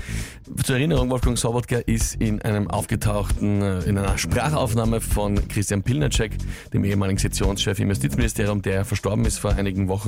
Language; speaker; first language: German; native; German